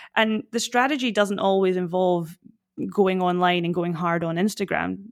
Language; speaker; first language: English; native; English